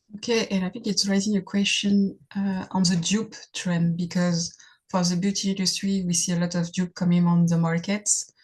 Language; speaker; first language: English; non-native, fluent; French